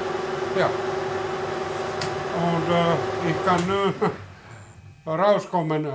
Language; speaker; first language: German; non-native, learner; Finnish